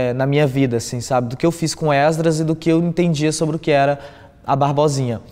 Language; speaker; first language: Portuguese; native; Portuguese